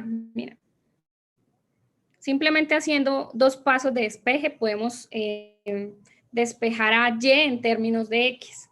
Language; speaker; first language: Spanish; native; Spanish